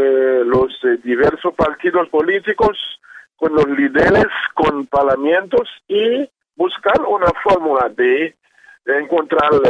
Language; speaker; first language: Spanish; non-native, learner; Haitian Creole